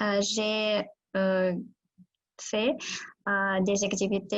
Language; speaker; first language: French; non-native, learner; Russian